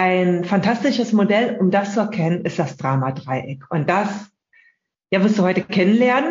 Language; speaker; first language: German; native; German